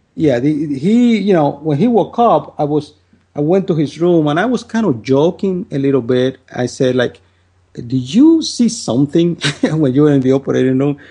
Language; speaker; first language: English; non-native, fluent; Spanish